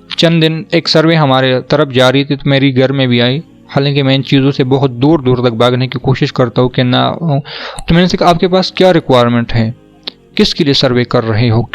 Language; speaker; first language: Urdu; non-native, local second language; Pashto